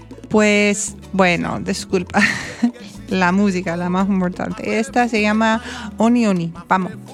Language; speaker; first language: Spanish; non-native, fluent; English